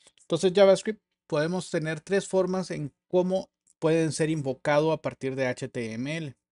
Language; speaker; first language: Spanish; native; Spanish